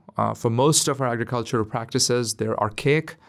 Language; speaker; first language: English; non-native, local second language; Urdu